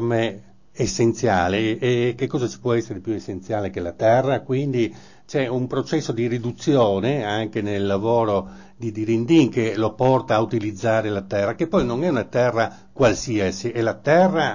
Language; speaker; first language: Italian; native; Italian